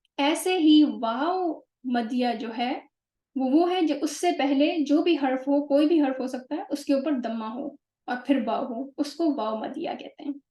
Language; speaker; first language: Urdu; native; Urdu